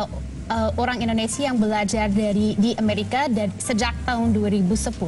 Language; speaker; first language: Indonesian; non-native, fluent; English